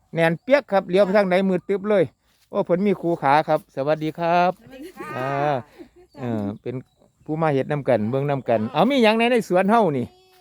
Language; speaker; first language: Thai; native; Thai